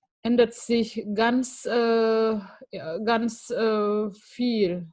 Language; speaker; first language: German; non-native, fluent; Indonesian